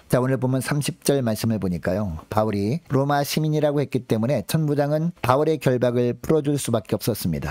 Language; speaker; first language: Korean; native; Korean